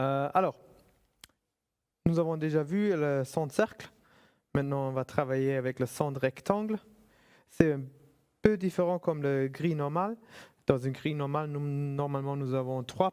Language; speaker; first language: French; non-native, fluent; German